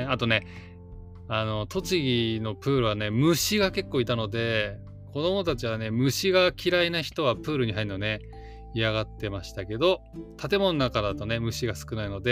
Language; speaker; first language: Japanese; native; Japanese